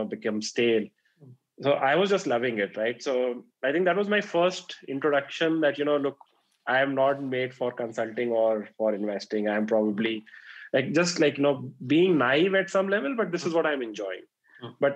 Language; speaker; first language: English; non-native, local second language; Hindi